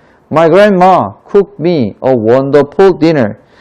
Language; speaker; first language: English; non-native, fluent; Korean